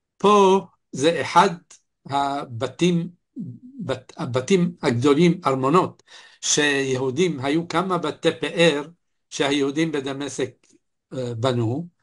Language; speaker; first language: Hebrew; non-native, fluent; Arabic